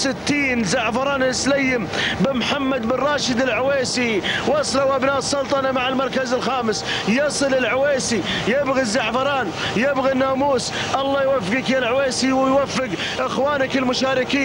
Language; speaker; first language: Arabic; native; Arabic